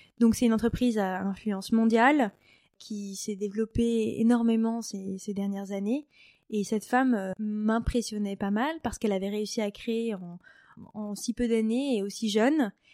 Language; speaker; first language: French; native; French